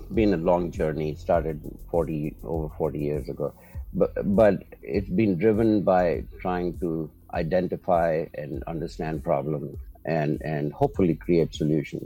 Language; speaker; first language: English; non-native, local second language; Urdu